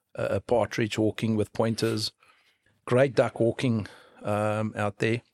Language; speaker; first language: English; non-native, local second language; Afrikaans